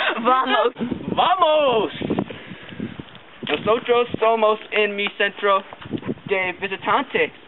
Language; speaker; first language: Spanish; non-native, learner; English